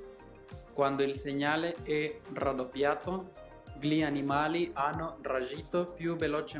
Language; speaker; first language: Italian; non-native, learner; Spanish